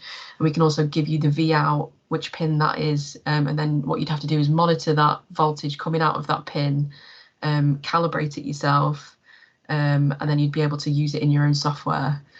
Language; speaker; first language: English; native; English